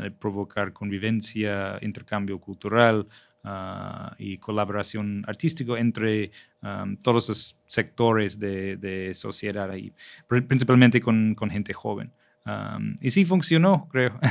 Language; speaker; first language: Spanish; non-native, fluent; English